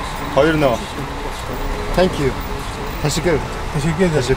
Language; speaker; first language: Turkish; non-native, learner; Mongolian